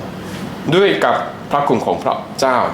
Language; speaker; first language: Thai; non-native, fluent; Korean